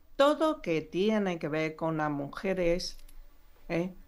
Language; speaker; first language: Spanish; non-native, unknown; Chinese